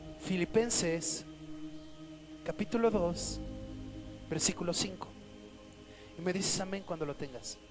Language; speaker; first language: Spanish; native; Spanish